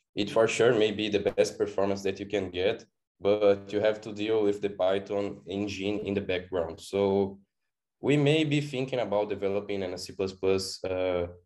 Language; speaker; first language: English; non-native, fluent; Portuguese